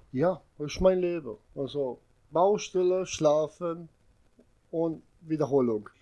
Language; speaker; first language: German; non-native, fluent; Serbian